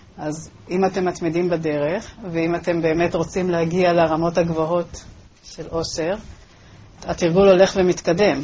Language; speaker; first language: Hebrew; native; Hebrew